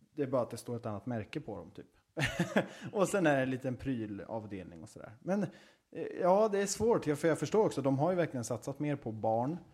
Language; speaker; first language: Swedish; native; Swedish